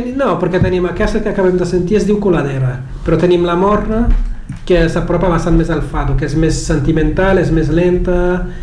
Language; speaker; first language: Catalan; non-native, fluent; Kabuverdianu